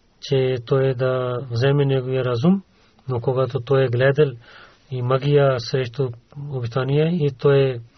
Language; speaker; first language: Bulgarian; non-native, learner; Urdu